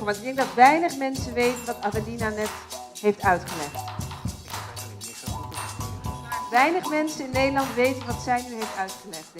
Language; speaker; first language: Dutch; native; Dutch